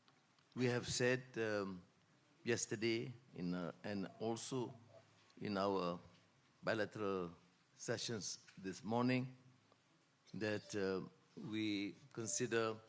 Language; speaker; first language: English; non-native, local second language; Malay